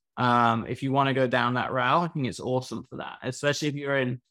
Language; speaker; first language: English; native; English